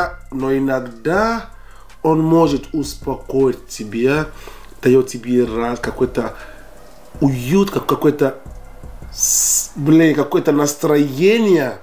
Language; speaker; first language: Russian; non-native, learner; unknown